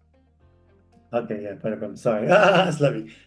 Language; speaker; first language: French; non-native, fluent; English